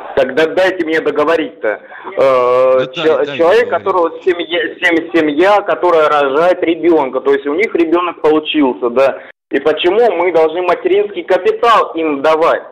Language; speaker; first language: Russian; native; Russian